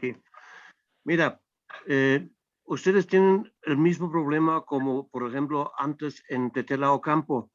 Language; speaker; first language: Spanish; non-native, fluent; German